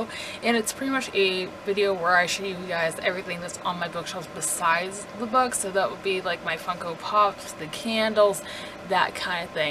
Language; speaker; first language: English; native; English